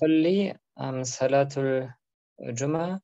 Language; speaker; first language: Arabic; non-native, learner; German